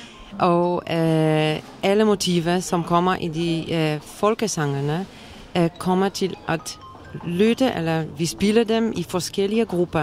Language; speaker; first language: Danish; non-native, fluent; Polish